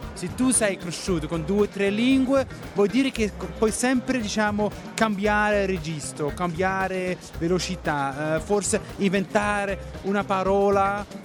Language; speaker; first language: Italian; non-native, fluent; Berber languages